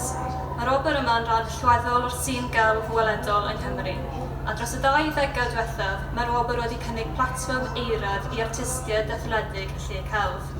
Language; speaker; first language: Welsh; native; Welsh